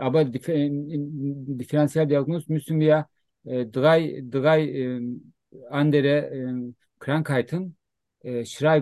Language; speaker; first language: German; non-native, learner; Turkish